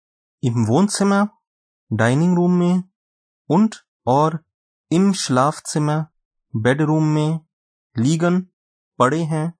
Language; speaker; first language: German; non-native, fluent; Urdu